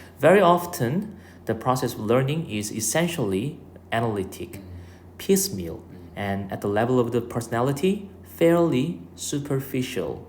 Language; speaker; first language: English; non-native, fluent; Korean